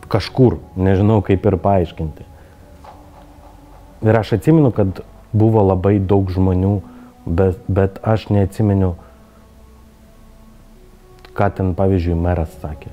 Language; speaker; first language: Lithuanian; non-native, learner; Ukrainian